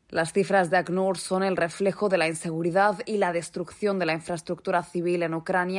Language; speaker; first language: Spanish; native; Spanish